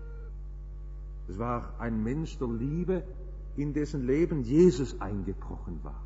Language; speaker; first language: German; native; German